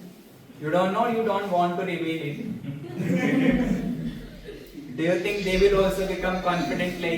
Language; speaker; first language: English; non-native, fluent; Hindi